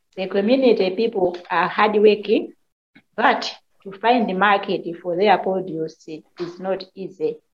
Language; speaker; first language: English; non-native, local second language; Nyanja